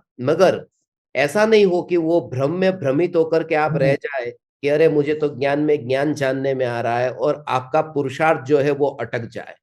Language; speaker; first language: Hindi; non-native, local second language; Gujarati